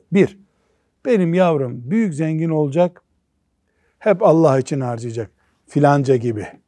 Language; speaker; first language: Turkish; native; Turkish